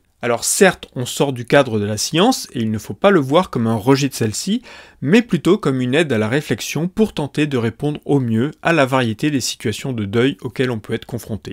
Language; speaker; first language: French; native; French